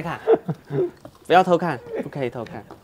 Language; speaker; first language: Chinese; native; Chinese